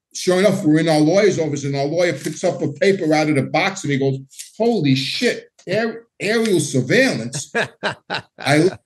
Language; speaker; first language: English; native; English